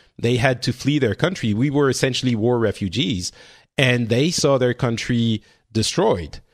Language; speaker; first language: English; non-native, fluent; French